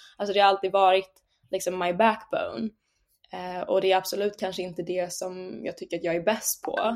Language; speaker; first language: Swedish; native; Swedish